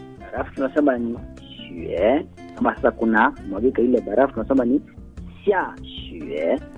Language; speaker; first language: Swahili; non-native, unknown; Chinese